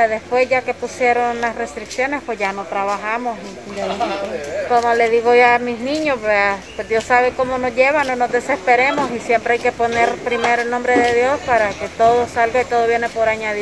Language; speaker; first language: Spanish; native; Spanish